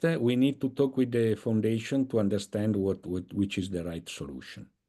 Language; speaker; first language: English; non-native, fluent; Italian